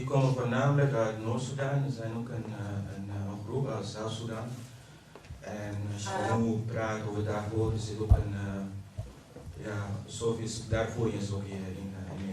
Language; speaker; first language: Dutch; non-native, fluent; Arabic